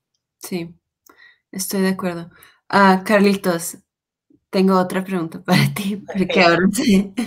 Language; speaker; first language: Spanish; non-native, fluent; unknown